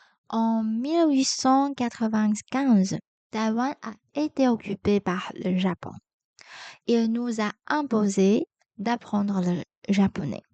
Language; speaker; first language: French; non-native, fluent; Chinese